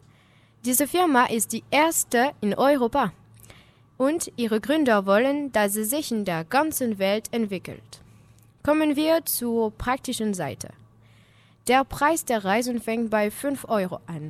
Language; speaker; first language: German; non-native, learner; French